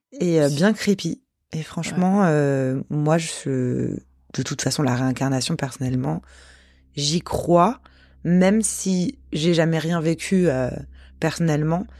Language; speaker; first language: French; native; French